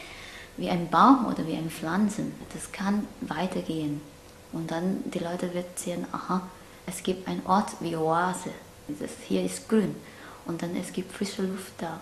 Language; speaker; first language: German; non-native, learner; Cantonese